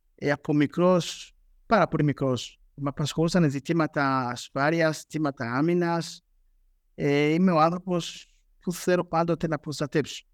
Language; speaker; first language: Greek; non-native, fluent; Rundi